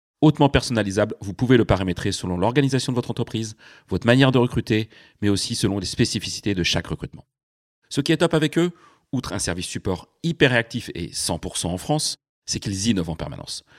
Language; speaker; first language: French; native; French